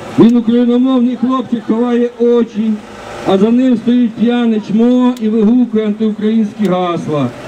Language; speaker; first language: Ukrainian; native; Ukrainian